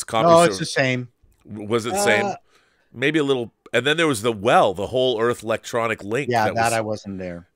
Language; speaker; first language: English; native; English